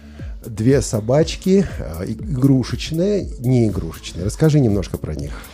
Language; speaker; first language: Russian; native; Russian